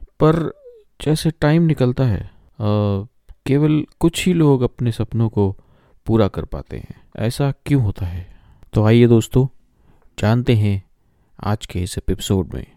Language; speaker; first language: Hindi; native; Hindi